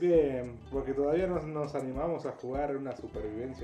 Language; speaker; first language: Spanish; native; Spanish